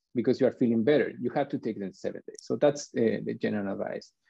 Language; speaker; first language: English; non-native, fluent; Spanish